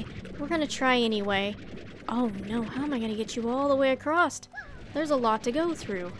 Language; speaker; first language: English; native; English